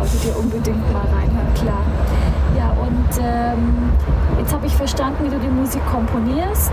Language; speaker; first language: German; native; German